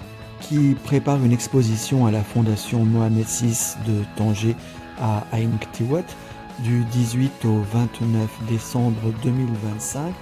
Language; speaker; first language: French; native; French